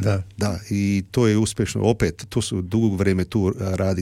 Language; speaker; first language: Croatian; early bilingual, heritage; Serbian